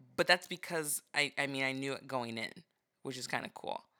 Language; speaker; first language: English; early bilingual, other home language; Yoruba